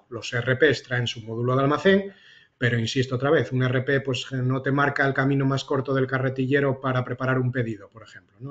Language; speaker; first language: Spanish; native; Spanish